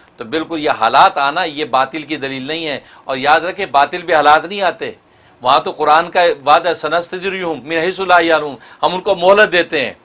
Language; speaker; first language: Urdu; native; Urdu